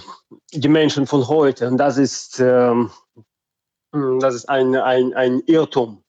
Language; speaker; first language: German; non-native, fluent; Russian